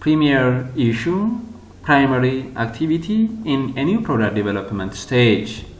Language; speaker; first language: English; non-native, local second language; Amharic